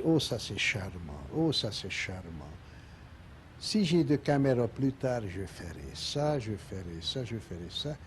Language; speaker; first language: French; non-native, learner; Hungarian